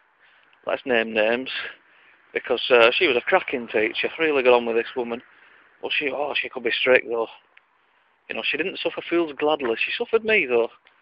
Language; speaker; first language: English; native; English